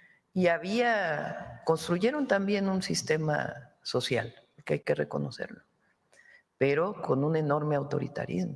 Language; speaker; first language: Spanish; native; Spanish